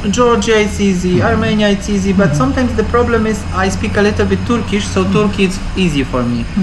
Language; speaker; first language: English; non-native, learner; Polish